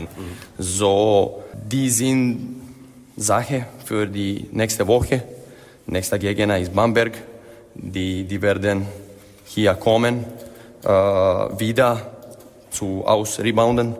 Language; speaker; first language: German; non-native, fluent; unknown